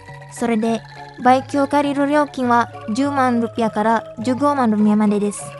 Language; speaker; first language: Japanese; non-native, fluent; Indonesian